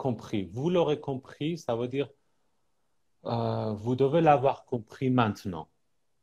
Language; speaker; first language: French; non-native, fluent; Persian